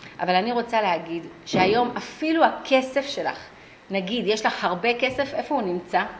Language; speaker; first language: Hebrew; early bilingual, other home language; English